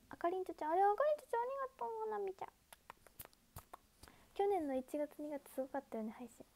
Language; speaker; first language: Japanese; native; Japanese